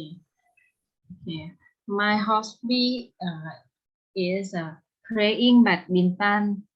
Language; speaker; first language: English; non-native, learner; Thai